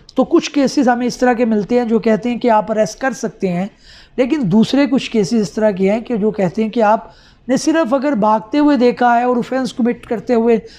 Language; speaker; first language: Urdu; non-native, local second language; Punjabi